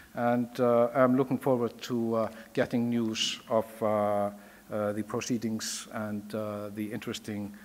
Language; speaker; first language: English; non-native, fluent; Icelandic